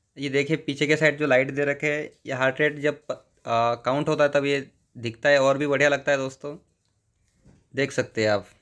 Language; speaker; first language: Hindi; non-native, local second language; Marathi